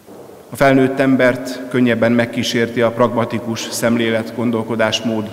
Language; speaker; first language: Hungarian; native; Hungarian